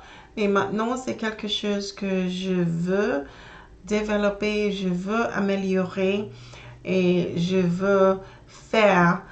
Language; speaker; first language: French; non-native, learner; English